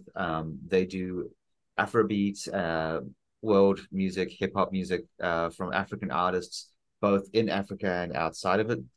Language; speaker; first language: English; native; English